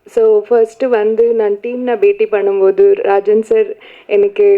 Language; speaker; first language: Tamil; non-native, local second language; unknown